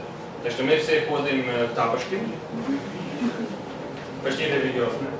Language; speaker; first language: Russian; non-native, learner; Swedish